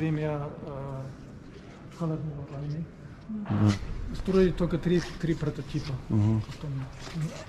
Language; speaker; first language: Russian; non-native, fluent; German